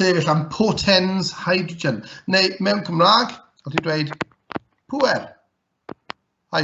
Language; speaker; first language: Welsh; native; Welsh